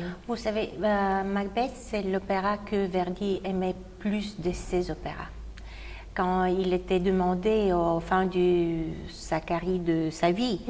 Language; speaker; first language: French; non-native, fluent; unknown